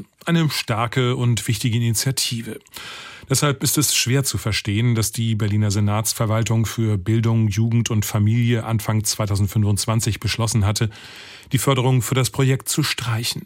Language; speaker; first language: German; native; German